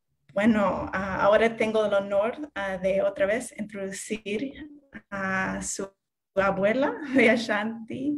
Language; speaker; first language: Spanish; non-native, fluent; English